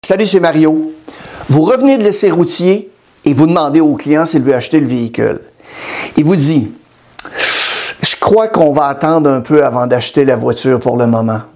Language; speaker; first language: French; native; French